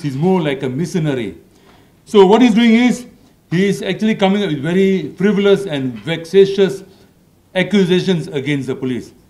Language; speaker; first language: English; non-native, local second language; Malay